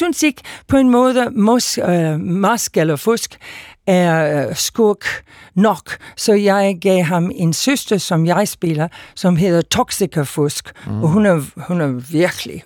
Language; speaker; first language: Danish; non-native, fluent; English